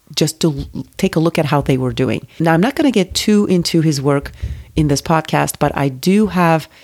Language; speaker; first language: English; non-native, fluent; Turkish